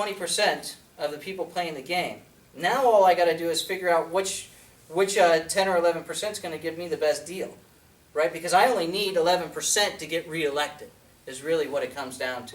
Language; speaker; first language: English; native; English